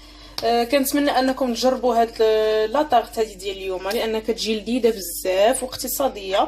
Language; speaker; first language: Arabic; native; Arabic